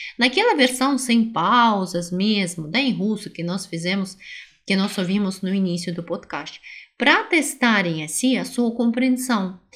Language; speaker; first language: Portuguese; non-native, fluent; Russian